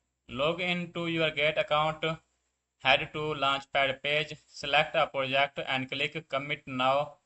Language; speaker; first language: English; non-native, learner; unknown